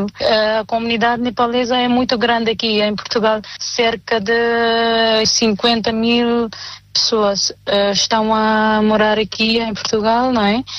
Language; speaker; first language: Portuguese; non-native, fluent; Nepali